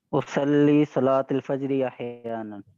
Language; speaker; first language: Arabic; non-native, learner; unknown